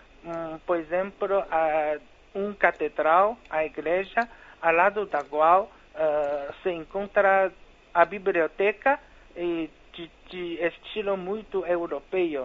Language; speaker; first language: Portuguese; non-native, fluent; Chinese